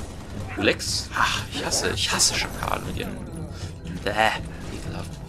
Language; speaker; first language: German; native; German